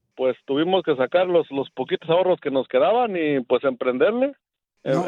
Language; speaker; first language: Spanish; native; Spanish